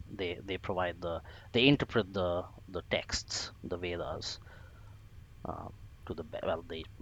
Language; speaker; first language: English; non-native, local second language; Bangla